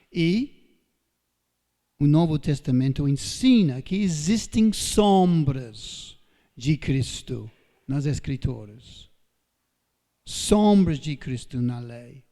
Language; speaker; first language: Portuguese; non-native, fluent; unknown